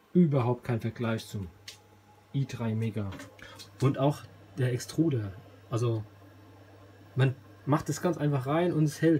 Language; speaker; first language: German; native; German